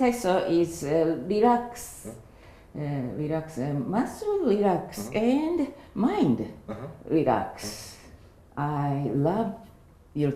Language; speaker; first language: English; non-native, learner; Japanese